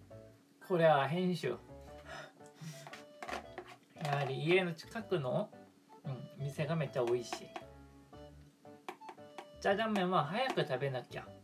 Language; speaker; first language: Japanese; non-native, fluent; Korean